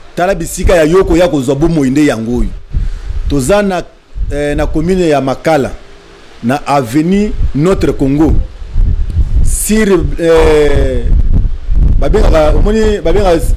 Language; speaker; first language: Lingala; native; Lingala